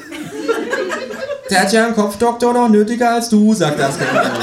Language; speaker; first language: German; native; German